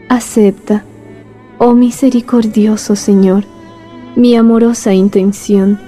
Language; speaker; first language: Spanish; native; Spanish